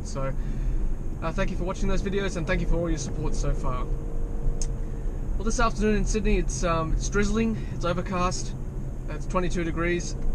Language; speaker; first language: English; native; English